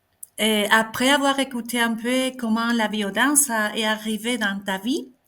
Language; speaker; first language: French; non-native, fluent; Spanish